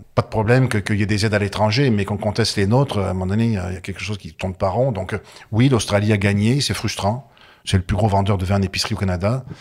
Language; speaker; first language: French; native; French